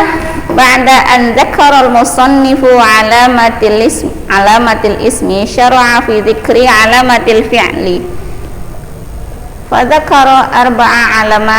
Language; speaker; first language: Arabic; non-native, fluent; Indonesian